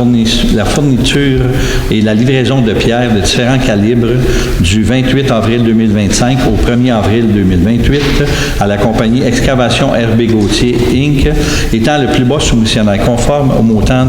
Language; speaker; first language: French; native; French